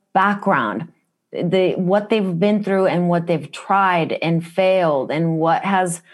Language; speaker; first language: English; non-native, fluent; Japanese